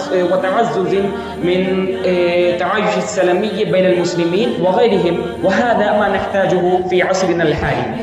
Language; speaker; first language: Arabic; non-native, fluent; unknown